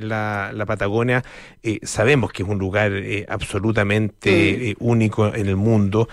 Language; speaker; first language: Spanish; native; Spanish